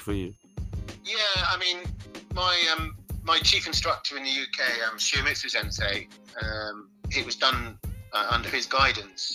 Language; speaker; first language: English; native; English